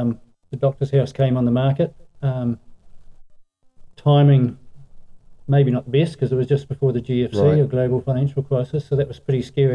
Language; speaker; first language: English; native; English